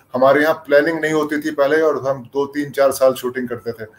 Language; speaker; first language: Hindi; native; Hindi